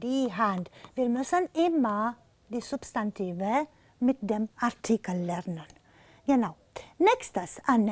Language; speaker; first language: German; non-native, fluent; Romanian